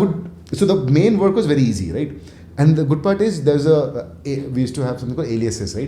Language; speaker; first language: English; non-native, local second language; Hindi